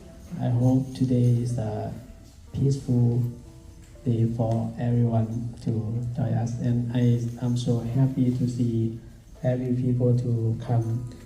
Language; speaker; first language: English; non-native, learner; Thai